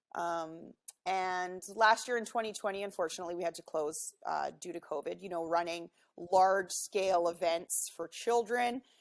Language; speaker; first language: English; native; English